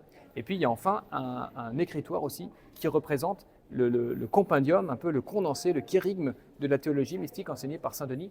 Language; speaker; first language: French; native; French